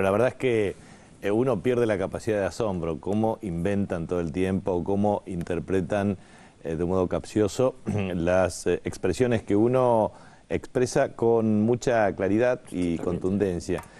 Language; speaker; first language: Spanish; native; Spanish